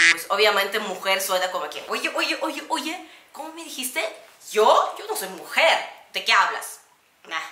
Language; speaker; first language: Spanish; non-native, fluent; Russian